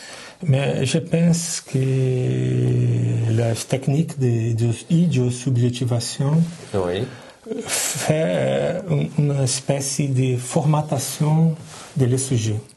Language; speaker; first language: French; non-native, learner; Portuguese